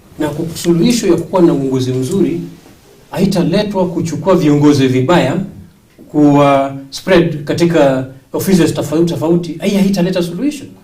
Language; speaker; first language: Swahili; non-native, local second language; Luo (Kenya and Tanzania)